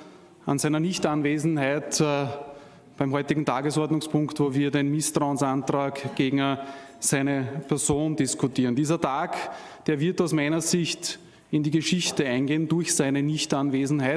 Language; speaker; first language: German; native; German